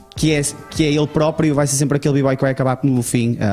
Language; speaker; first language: Portuguese; native; Portuguese